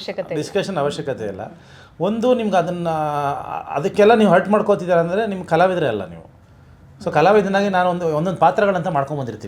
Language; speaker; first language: Kannada; native; Kannada